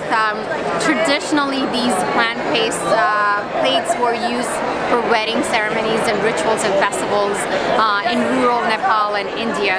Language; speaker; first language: English; non-native, fluent; French